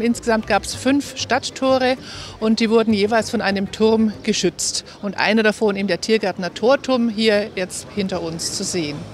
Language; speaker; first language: German; native; German